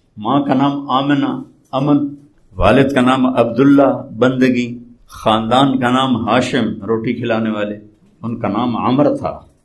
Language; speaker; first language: Urdu; non-native, local second language; Saraiki